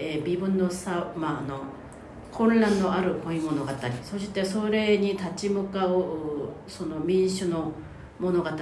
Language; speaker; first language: Japanese; non-native, fluent; Korean